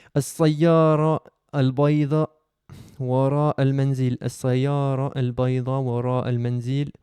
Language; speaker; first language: Arabic; non-native, learner; French